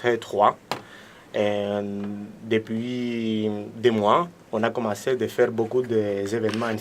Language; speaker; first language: French; non-native, fluent; Greek